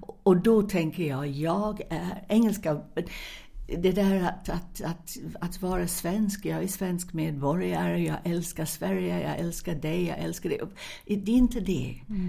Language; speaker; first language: Swedish; non-native, fluent; English